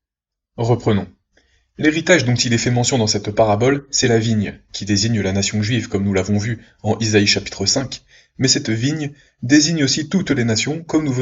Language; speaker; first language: French; native; French